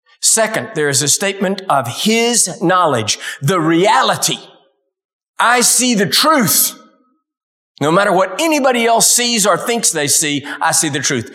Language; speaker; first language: English; native; English